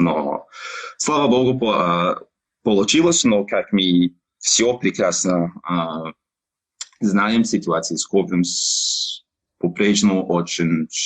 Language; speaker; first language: Russian; non-native, learner; English